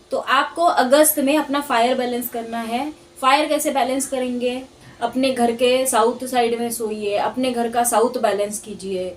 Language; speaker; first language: Hindi; non-native, local second language; Marathi